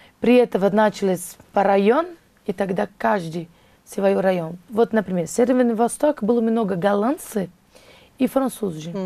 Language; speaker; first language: Russian; non-native, learner; Portuguese